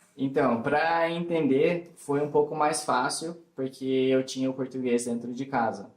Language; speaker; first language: Portuguese; early bilingual, heritage; Portuguese